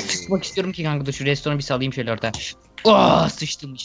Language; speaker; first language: Turkish; native; Turkish